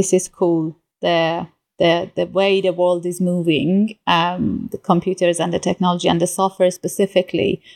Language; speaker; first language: English; non-native, fluent; Persian